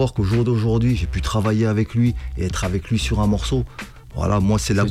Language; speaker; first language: French; native; French